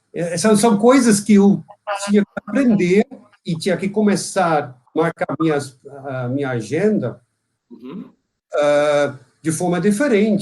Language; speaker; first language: Portuguese; non-native, fluent; Dutch